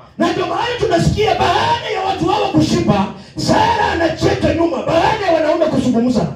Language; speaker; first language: Swahili; non-native, local second language; Luyia